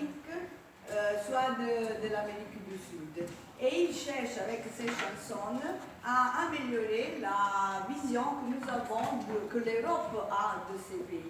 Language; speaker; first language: French; non-native, fluent; Italian